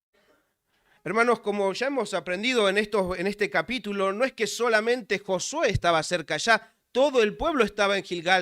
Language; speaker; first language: Spanish; native; Spanish